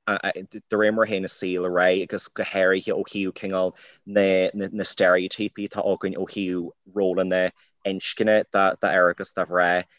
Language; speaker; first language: Irish; native; Irish